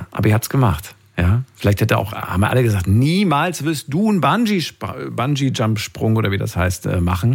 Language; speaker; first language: German; native; German